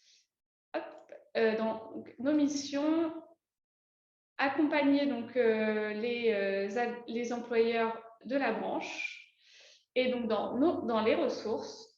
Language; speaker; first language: French; native; French